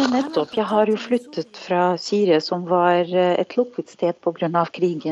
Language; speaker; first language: Norwegian; non-native, fluent; Arabic